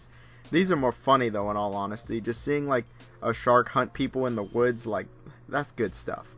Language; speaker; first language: English; native; English